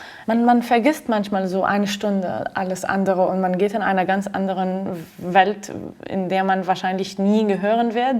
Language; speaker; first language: German; non-native, fluent; Arabic